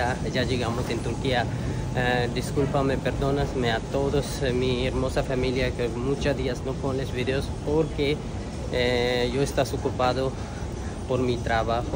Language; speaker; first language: Spanish; non-native, learner; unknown